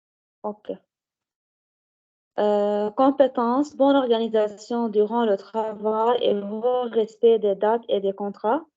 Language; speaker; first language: French; non-native, learner; Arabic